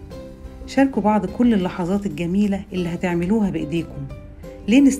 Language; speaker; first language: Arabic; native; Arabic